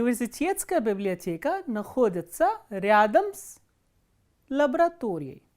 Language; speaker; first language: Russian; non-native, fluent; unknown